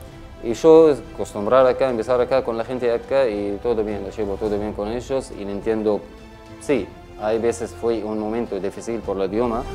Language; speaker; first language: Spanish; non-native, learner; Arabic